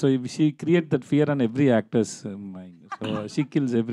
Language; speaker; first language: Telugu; non-native, learner; Tamil